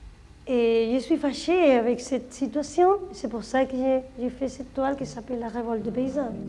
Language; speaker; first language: French; non-native, fluent; Spanish